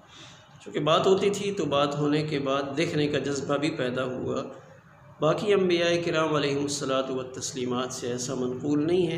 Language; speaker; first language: Urdu; native; Urdu